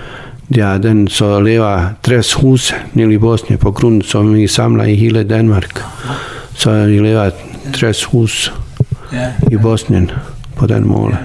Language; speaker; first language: Danish; non-native, learner; Bosnian